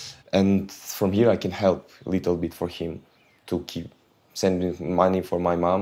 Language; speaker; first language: English; non-native, learner; Ukrainian